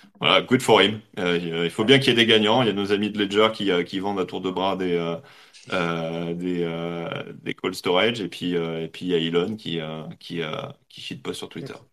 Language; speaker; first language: French; native; French